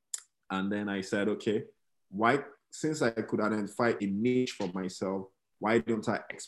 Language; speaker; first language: English; non-native, local second language; Yoruba